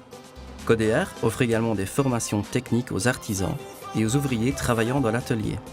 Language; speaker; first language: French; native; French